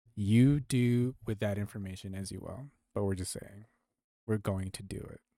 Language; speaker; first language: English; early bilingual, other home language; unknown